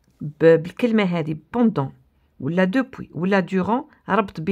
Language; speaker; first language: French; non-native, local second language; Arabic